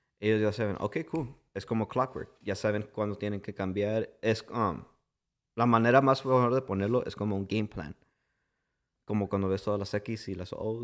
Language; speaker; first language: Spanish; early bilingual, heritage; English